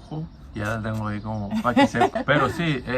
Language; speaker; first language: Spanish; native; Spanish